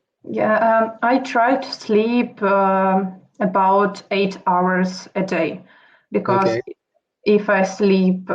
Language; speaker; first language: English; non-native, fluent; Russian